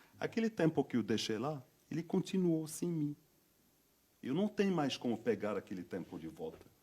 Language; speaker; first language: Portuguese; non-native, fluent; Berber languages